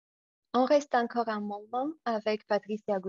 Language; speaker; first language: French; non-native, fluent; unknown